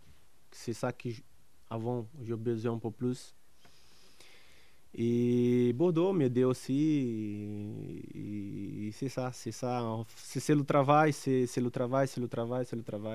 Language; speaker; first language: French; non-native, learner; Portuguese